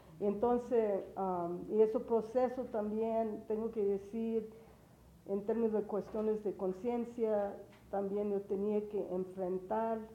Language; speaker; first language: Spanish; early bilingual, heritage; English